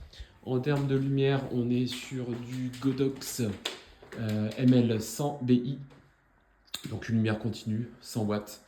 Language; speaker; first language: French; native; French